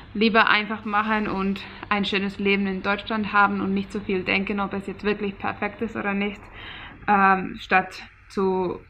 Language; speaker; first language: German; non-native, fluent; Finnish